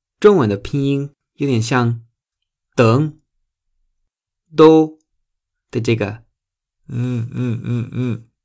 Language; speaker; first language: Chinese; non-native, fluent; Spanish